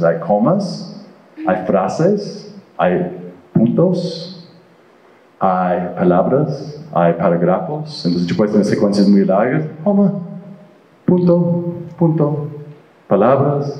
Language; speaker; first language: Spanish; non-native, fluent; English